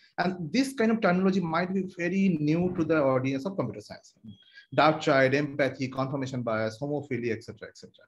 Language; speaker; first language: English; non-native, local second language; Bangla